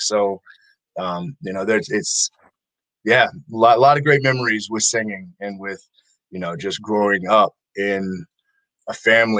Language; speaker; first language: English; native; English